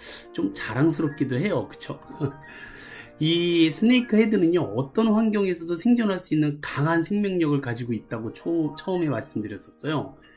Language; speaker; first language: Korean; native; Korean